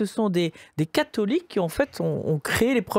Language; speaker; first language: French; native; French